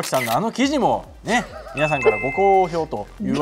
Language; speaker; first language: Japanese; native; Japanese